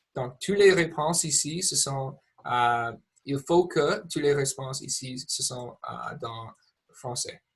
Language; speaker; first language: French; non-native, learner; English